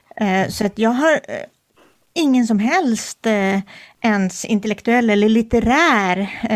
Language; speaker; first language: Swedish; native; Swedish